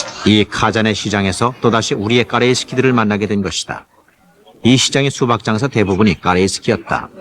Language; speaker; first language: Korean; native; Korean